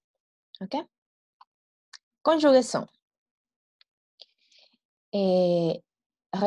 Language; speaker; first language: French; non-native, fluent; Spanish